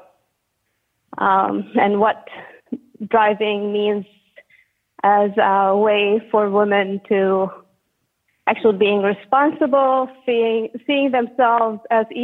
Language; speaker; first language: English; non-native, fluent; Arabic